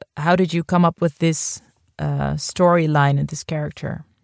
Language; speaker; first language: English; non-native, fluent; Dutch